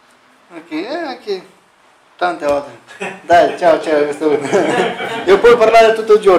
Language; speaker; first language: Italian; non-native, fluent; Romanian